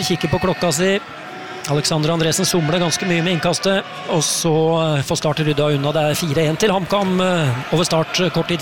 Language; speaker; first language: Norwegian; native; Norwegian